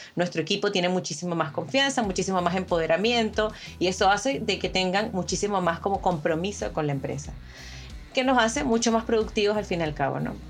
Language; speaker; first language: Spanish; native; Spanish